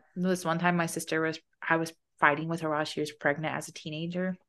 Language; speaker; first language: English; native; English